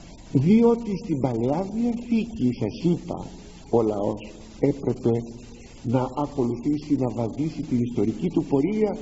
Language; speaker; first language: Greek; native; Greek